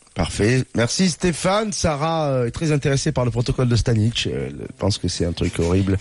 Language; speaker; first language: French; native; French